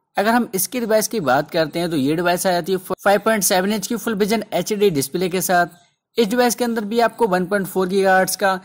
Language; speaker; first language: Hindi; native; Hindi